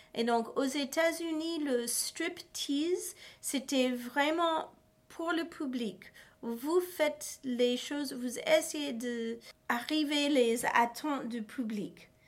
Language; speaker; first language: French; non-native, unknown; English